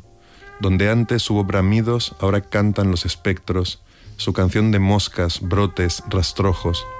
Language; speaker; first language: Spanish; native; Spanish